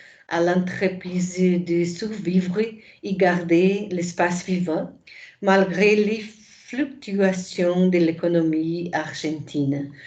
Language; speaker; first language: French; non-native, fluent; Portuguese